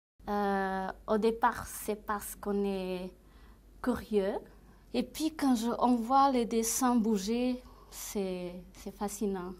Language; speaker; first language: French; non-native, fluent; Portuguese